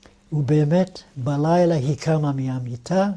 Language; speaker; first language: Hebrew; non-native, fluent; Yiddish